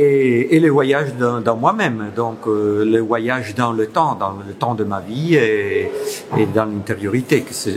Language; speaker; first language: French; non-native, fluent; Italian